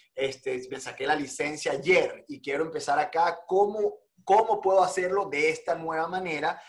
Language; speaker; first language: Spanish; native; Spanish